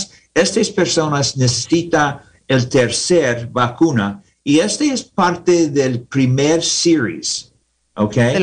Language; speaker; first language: Spanish; non-native, learner; English